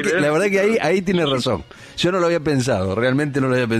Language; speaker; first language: Spanish; native; Spanish